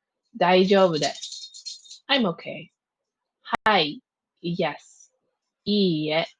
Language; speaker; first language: Japanese; non-native, fluent; English